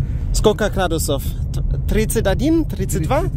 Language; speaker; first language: Russian; non-native, learner; German